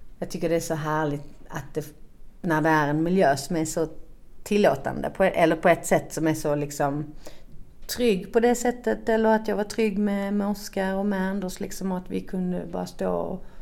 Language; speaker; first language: Swedish; native; Swedish